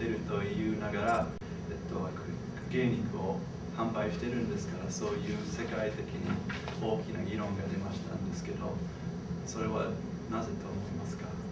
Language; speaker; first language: Japanese; non-native, fluent; English